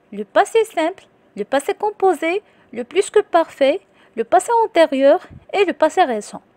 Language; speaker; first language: French; non-native, local second language; Arabic